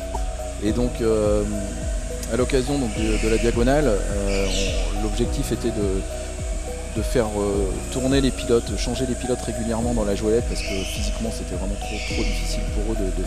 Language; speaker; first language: French; native; French